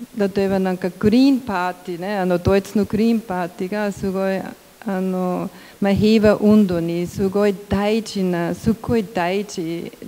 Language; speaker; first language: Japanese; non-native, learner; German